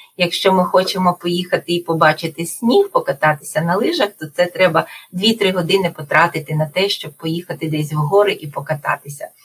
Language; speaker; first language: Ukrainian; native; Ukrainian